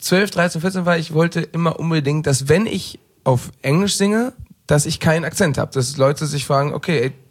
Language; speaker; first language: German; early bilingual, heritage; German